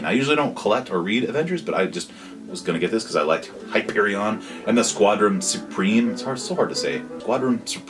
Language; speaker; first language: English; native; English